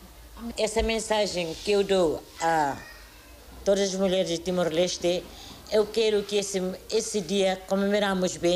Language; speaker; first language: Portuguese; non-native, local second language; Tetum